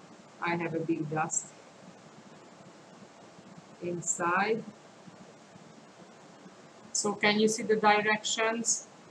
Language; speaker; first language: English; non-native, fluent; Hungarian